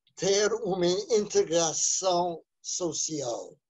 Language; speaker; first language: Portuguese; non-native, fluent; English